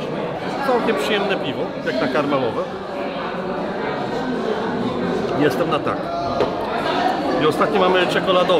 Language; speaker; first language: Polish; native; Polish